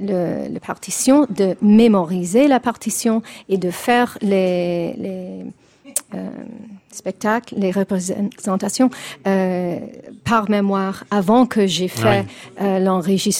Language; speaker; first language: French; non-native, fluent; English